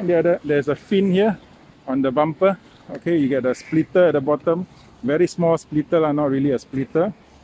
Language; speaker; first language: English; non-native, local second language; Malay